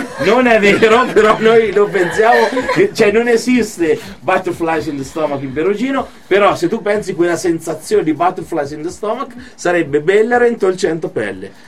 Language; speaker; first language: Italian; native; Italian